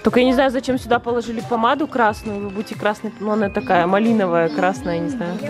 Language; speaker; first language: Russian; native; Russian